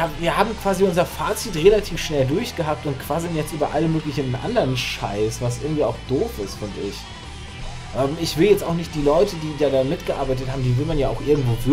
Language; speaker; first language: German; native; German